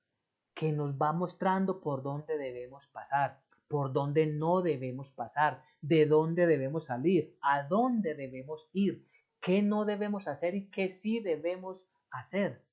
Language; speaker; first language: Spanish; native; Spanish